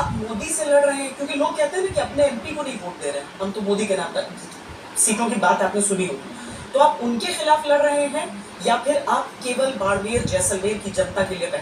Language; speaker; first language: Hindi; native; Hindi